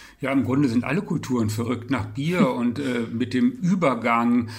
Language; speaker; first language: German; native; German